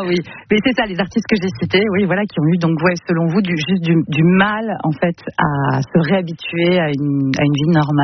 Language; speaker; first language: French; native; French